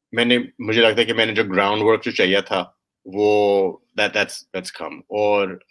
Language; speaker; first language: Urdu; early bilingual, heritage; Urdu